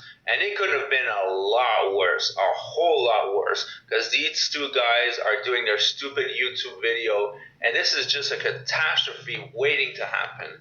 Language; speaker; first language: English; native; English